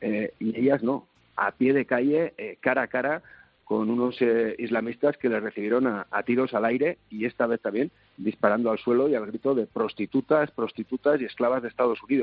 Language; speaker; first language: Spanish; native; Spanish